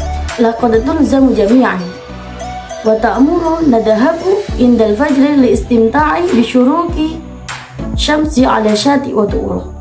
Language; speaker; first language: Arabic; non-native, learner; Indonesian